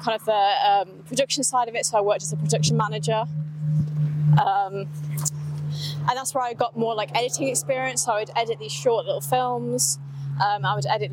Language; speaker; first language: English; native; English